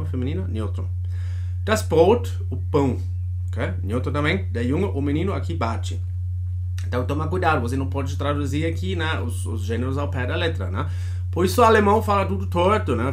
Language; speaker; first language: Portuguese; non-native, fluent; German